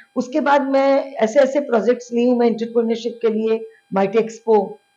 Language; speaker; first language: Hindi; early bilingual, heritage; Bangla